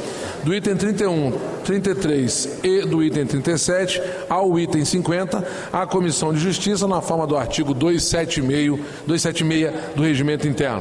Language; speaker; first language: Portuguese; native; Portuguese